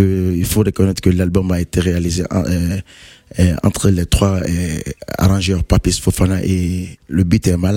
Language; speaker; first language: French; non-native, local second language; Mandingo